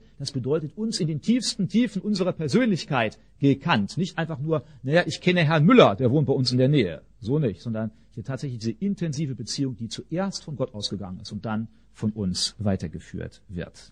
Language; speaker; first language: German; native; German